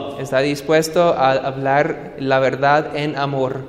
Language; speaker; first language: Spanish; non-native, fluent; English